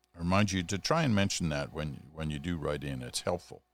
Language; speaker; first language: English; native; English